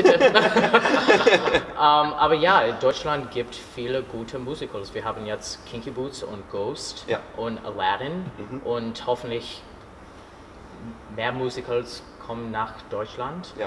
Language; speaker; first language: German; non-native, learner; English